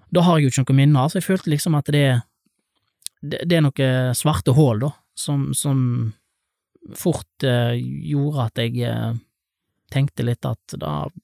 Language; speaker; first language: Norwegian; native; Norwegian